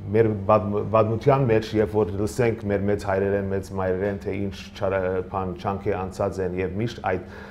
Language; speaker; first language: Armenian; early bilingual, other home language; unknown